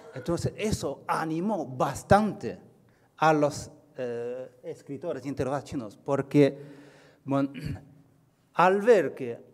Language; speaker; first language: Spanish; non-native, fluent; Chinese